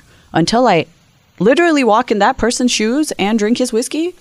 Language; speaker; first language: English; native; English